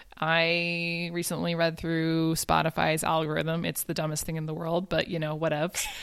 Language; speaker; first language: English; native; English